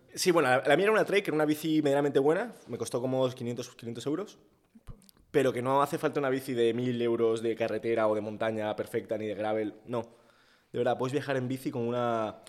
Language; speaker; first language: Spanish; native; Spanish